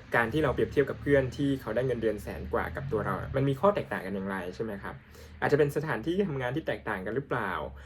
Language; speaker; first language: Thai; native; Thai